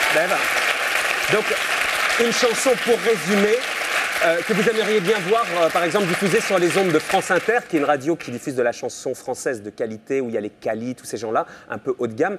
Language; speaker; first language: French; native; French